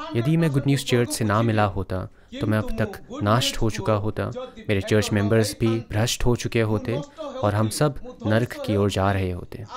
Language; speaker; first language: Hindi; non-native, local second language; Odia